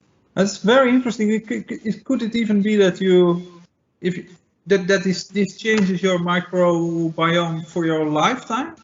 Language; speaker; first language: English; non-native, fluent; Dutch